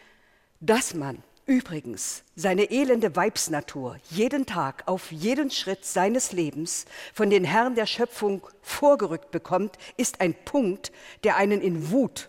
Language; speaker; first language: German; native; German